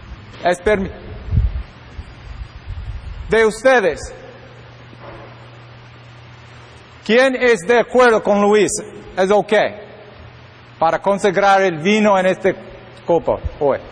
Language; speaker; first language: Spanish; non-native, learner; English